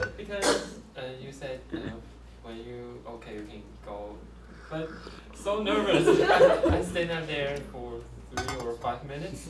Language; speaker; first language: English; non-native, learner; Chinese